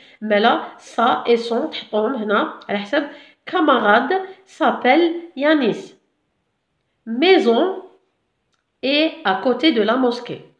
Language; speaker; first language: French; non-native, local second language; Arabic